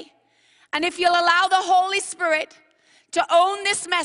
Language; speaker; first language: English; native; English